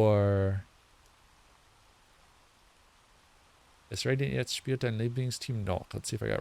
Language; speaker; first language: German; non-native, learner; English